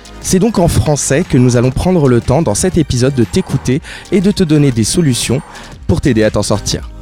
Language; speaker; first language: French; native; French